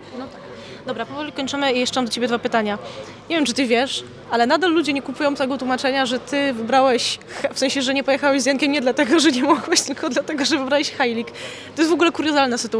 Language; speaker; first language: Polish; native; Polish